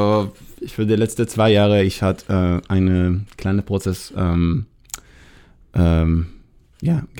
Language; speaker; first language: German; non-native, learner; Hebrew